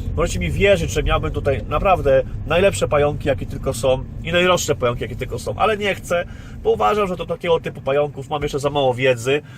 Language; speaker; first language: Polish; native; Polish